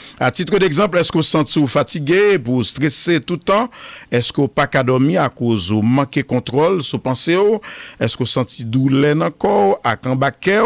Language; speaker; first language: French; non-native, local second language; Haitian Creole